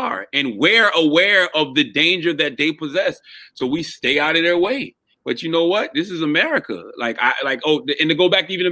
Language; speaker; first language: English; native; English